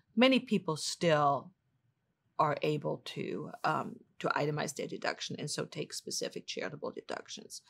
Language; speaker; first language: English; non-native, fluent; German